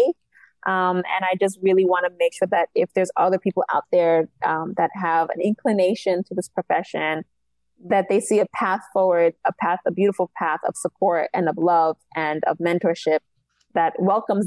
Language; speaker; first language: English; native; English